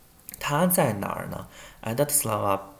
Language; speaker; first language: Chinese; non-native, fluent; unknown